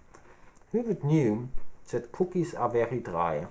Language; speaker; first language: English; non-native, learner; German